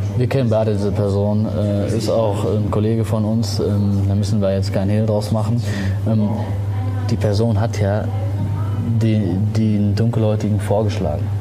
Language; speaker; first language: German; early bilingual, other home language; Arabic